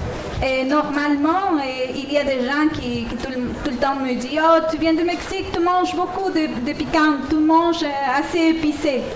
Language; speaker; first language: French; non-native, fluent; Spanish